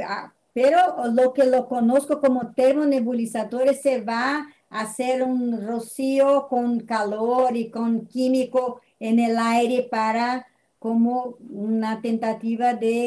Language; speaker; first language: Spanish; non-native, fluent; Portuguese